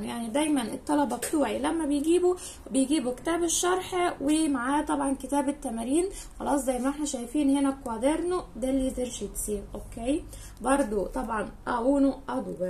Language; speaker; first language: Arabic; native; Arabic